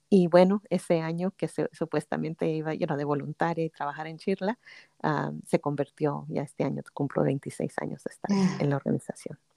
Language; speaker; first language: Spanish; native; Spanish